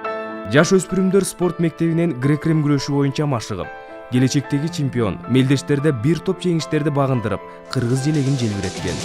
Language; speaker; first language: Kyrgyz; native; Kyrgyz